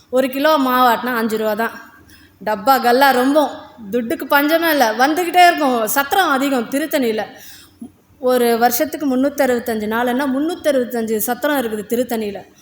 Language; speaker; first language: Tamil; non-native, local second language; Telugu